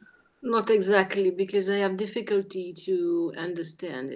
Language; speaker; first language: English; non-native, learner; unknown